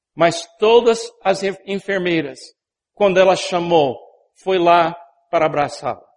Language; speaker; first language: Portuguese; non-native, fluent; English